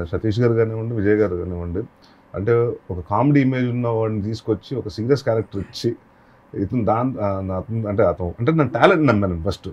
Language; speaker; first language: Telugu; native; Telugu